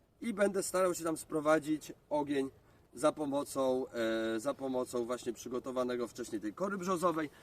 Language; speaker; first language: Polish; native; Polish